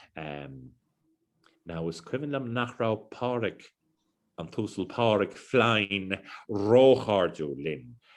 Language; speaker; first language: Irish; non-native, local second language; English